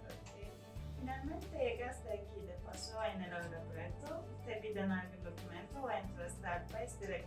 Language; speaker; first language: Spanish; non-native, fluent; Turkish